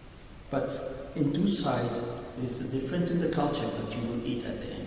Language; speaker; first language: English; non-native, learner; Arabic